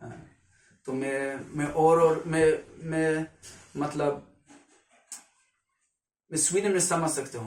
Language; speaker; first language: Hindi; non-native, learner; Swedish